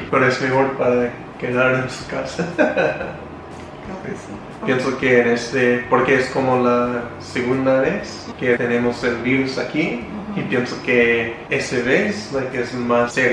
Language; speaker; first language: Spanish; non-native, learner; English